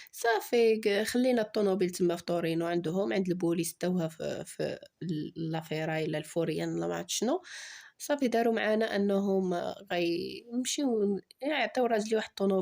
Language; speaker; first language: Arabic; native; Arabic